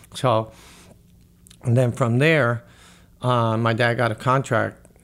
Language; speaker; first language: English; early bilingual, other home language; Spanish